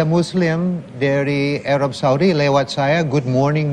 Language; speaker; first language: Indonesian; non-native, learner; English